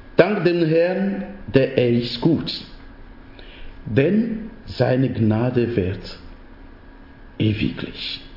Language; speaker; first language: German; non-native, fluent; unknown